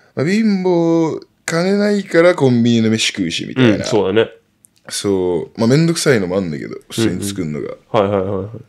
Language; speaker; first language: Japanese; native; Japanese